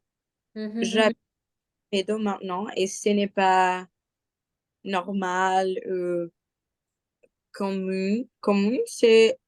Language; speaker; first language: French; non-native, learner; English